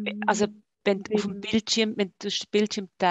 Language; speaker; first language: German; native; German